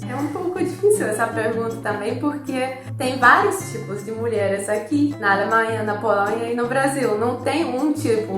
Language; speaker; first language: Portuguese; non-native, fluent; Polish